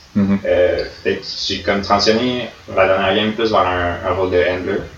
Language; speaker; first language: French; native; French